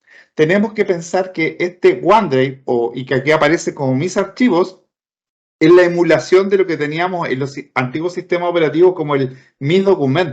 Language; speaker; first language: Spanish; native; Spanish